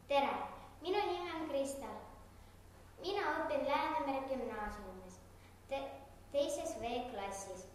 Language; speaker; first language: Estonian; non-native, learner; Russian